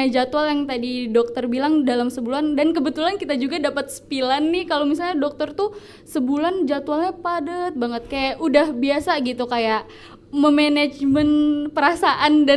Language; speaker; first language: Indonesian; native; Indonesian